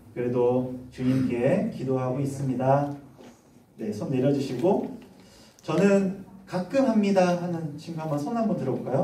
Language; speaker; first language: Korean; native; Korean